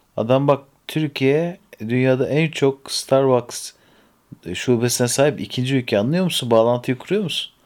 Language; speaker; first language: Turkish; native; Turkish